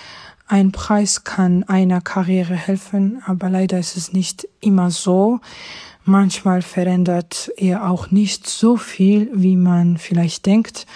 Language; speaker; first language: German; non-native, fluent; Georgian